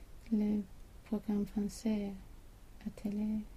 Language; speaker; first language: French; non-native, learner; Swedish